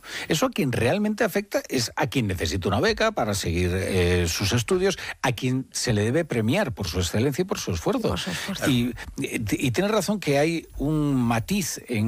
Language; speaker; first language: Spanish; native; Spanish